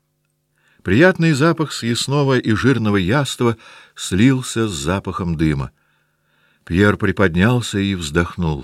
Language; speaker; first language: Russian; native; Russian